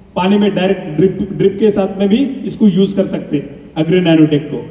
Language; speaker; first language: Hindi; non-native, local second language; Telugu